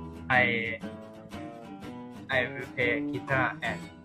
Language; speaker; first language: English; non-native, learner; Thai